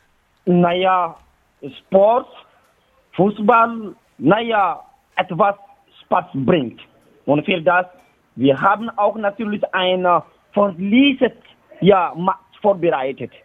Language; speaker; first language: German; non-native, learner; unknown